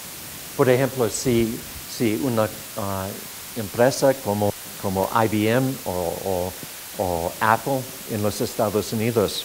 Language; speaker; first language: Spanish; non-native, fluent; English